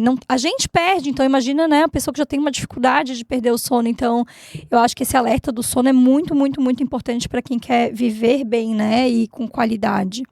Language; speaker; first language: Portuguese; native; Portuguese